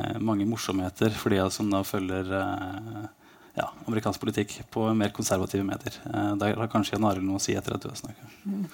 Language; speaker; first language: Norwegian; native; Norwegian